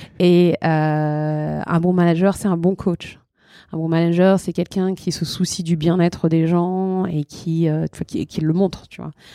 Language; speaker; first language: French; early bilingual, other home language; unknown